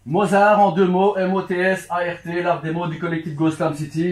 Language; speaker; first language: French; early bilingual, other home language; Turkish